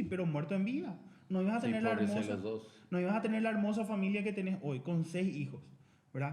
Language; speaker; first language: Spanish; native; Spanish